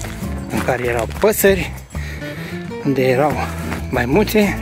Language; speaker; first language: Romanian; native; Romanian